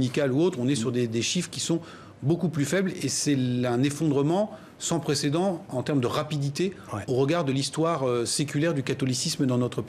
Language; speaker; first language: French; native; French